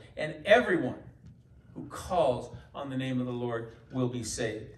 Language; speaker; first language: English; native; English